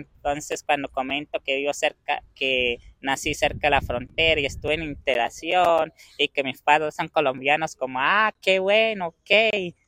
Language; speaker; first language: Spanish; native; Spanish